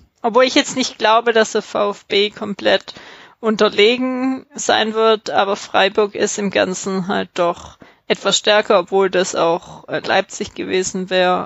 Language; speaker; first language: German; native; German